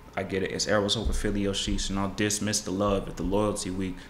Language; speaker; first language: English; native; English